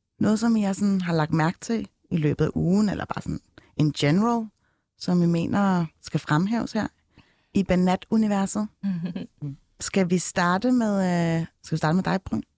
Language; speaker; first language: Danish; early bilingual, other home language; Turkish